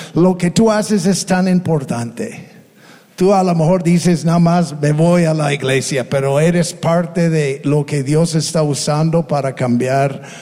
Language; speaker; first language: Spanish; non-native, fluent; English